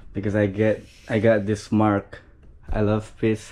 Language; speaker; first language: English; non-native, learner; Indonesian